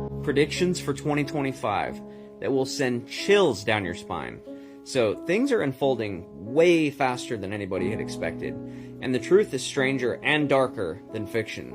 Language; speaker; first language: English; native; English